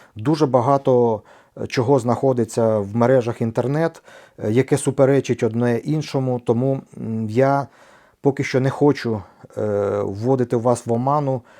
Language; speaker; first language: Ukrainian; non-native, local second language; Russian